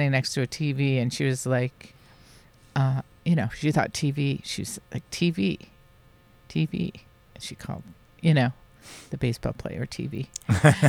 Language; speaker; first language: English; native; English